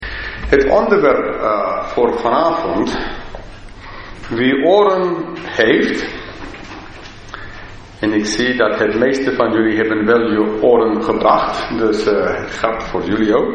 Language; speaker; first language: Dutch; non-native, fluent; English